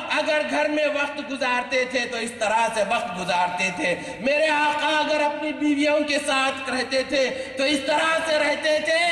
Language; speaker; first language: Urdu; native; Urdu